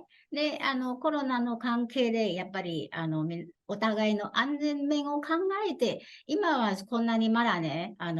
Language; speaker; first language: Japanese; non-native, fluent; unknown